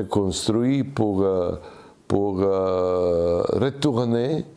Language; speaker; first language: French; non-native, learner; Serbian